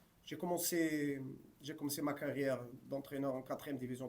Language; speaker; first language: French; non-native, fluent; Portuguese